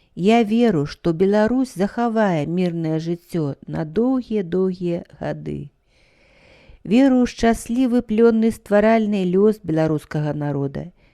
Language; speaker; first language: Belarusian; native; Belarusian